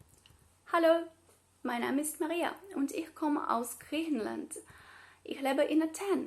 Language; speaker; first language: German; non-native, learner; Greek